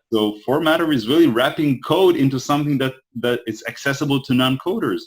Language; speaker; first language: English; non-native, fluent; Hebrew